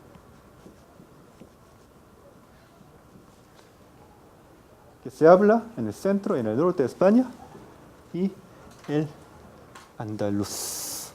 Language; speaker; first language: Spanish; non-native, fluent; Korean